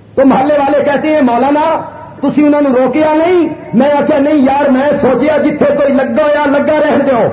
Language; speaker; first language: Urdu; non-native, local second language; Punjabi